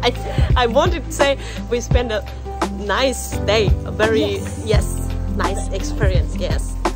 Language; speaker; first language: English; non-native, learner; Japanese